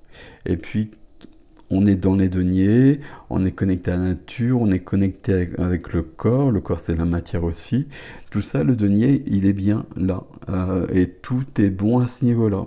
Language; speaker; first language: French; native; French